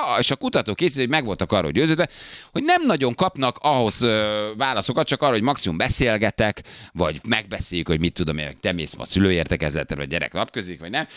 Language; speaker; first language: Hungarian; native; Hungarian